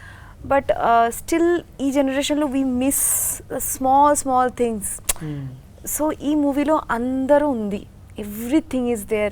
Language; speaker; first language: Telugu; non-native, learner; Bangla